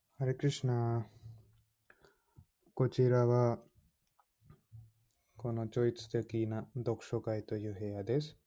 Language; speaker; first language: Japanese; non-native, fluent; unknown